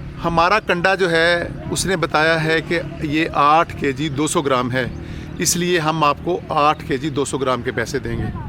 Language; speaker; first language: Urdu; non-native, local second language; Punjabi